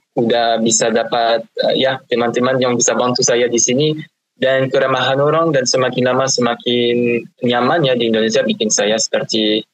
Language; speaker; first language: Indonesian; non-native, fluent; French